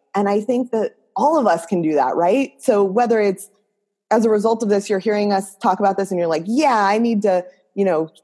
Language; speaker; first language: English; non-native, fluent; Portuguese